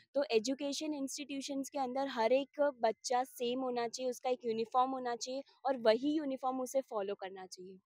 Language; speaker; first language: Hindi; non-native, local second language; Gujarati